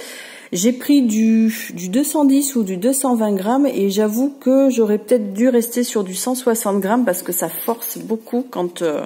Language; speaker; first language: French; native; French